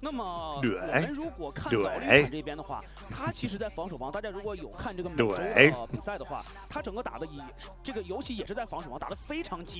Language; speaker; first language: Chinese; native; Chinese